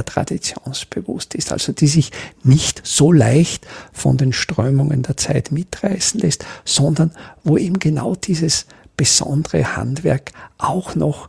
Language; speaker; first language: German; native; German